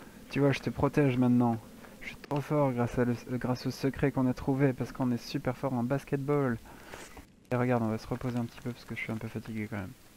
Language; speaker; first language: French; native; French